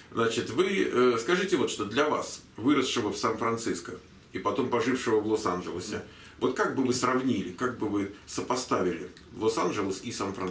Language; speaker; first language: Russian; native; Russian